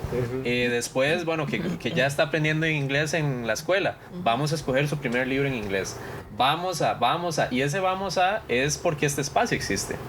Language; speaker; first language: Spanish; native; Spanish